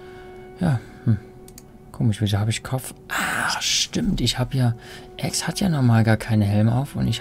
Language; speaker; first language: German; native; German